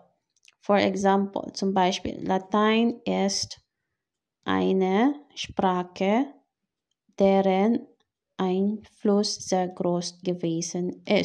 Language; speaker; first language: German; non-native, fluent; Filipino